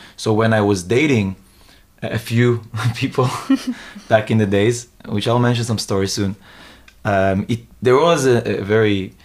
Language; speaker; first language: English; early bilingual, other home language; Hebrew